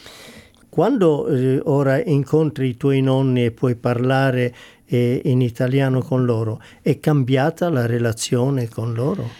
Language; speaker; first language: Italian; non-native, fluent; English